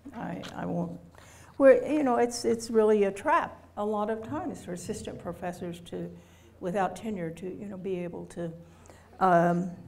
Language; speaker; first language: English; native; English